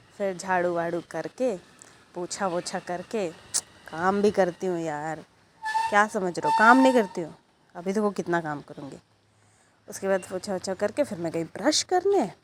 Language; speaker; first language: Hindi; native; Hindi